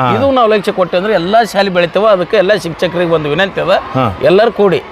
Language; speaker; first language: Kannada; native; Kannada